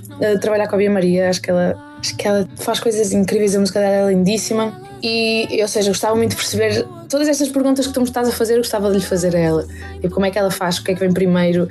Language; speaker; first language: Portuguese; native; Portuguese